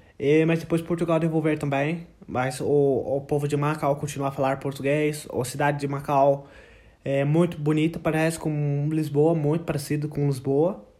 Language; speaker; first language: Portuguese; non-native, learner; English